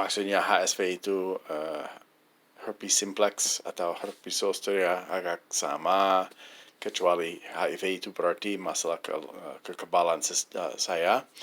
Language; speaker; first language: Indonesian; non-native, fluent; English